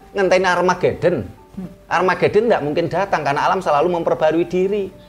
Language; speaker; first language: Indonesian; non-native, local second language; Javanese